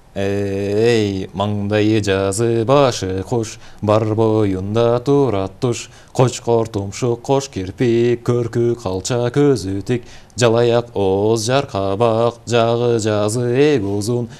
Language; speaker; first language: Turkish; non-native, fluent; Kyrgyz